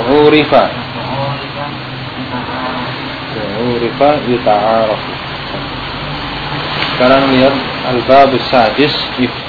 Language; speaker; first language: Arabic; non-native, fluent; Indonesian